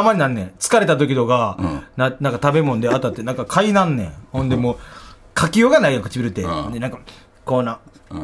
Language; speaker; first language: Japanese; native; Japanese